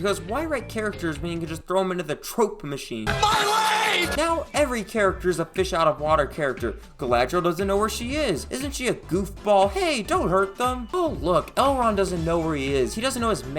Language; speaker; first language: English; native; English